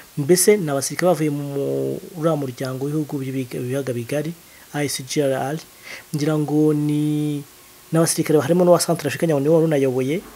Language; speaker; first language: Kinyarwanda; native; Kinyarwanda